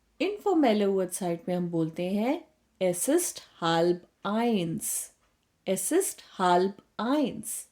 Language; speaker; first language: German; non-native, fluent; Hindi